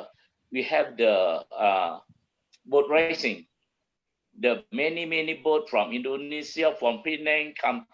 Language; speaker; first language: English; non-native, learner; Malay